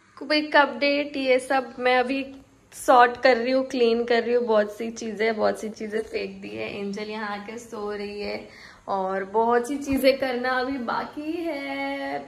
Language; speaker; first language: Hindi; non-native, local second language; Marathi